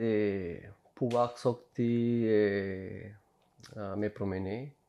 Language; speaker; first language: French; non-native, fluent; Spanish